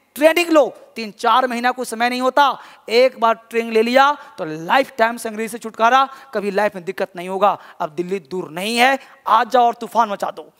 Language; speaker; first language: Hindi; native; Hindi